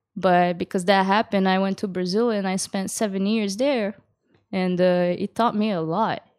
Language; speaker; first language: English; early bilingual, other home language; Japanese